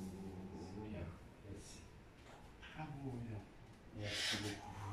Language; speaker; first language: French; native; French